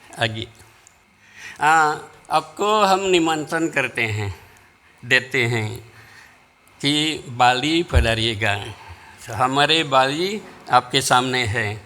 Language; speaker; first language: Hindi; non-native, fluent; Balinese